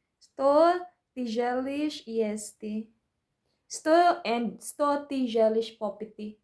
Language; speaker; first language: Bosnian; non-native, learner; Filipino